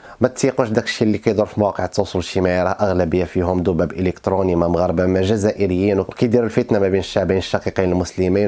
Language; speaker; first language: Arabic; native; Arabic